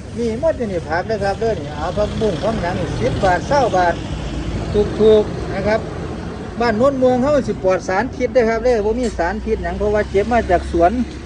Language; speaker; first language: Thai; native; Thai